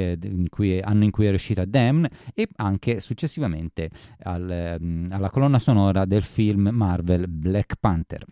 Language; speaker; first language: Italian; native; Italian